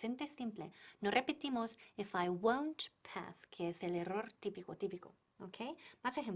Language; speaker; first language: Spanish; non-native, fluent; English